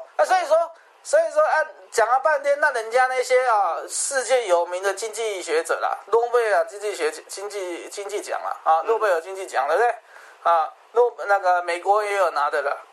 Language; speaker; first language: Chinese; native; Chinese